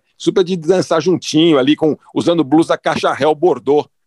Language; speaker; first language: Portuguese; native; Portuguese